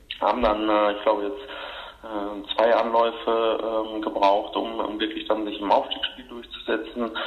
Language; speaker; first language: German; native; German